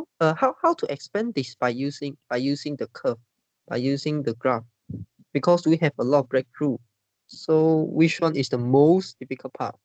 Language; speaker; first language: English; non-native, fluent; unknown